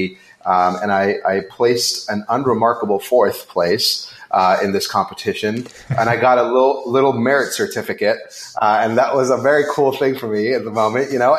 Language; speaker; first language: English; non-native, local second language; Hindi